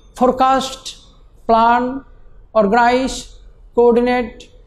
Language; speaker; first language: English; non-native, local second language; Bangla